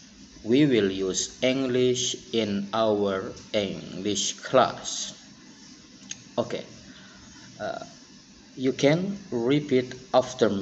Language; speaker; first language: English; non-native, fluent; Indonesian